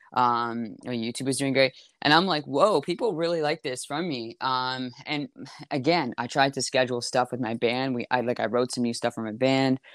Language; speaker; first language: English; native; English